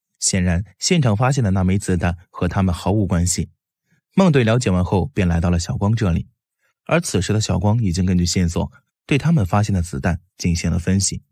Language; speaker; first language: Chinese; native; Chinese